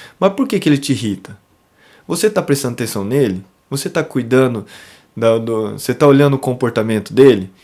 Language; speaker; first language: Portuguese; native; Portuguese